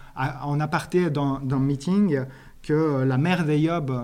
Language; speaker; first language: French; native; French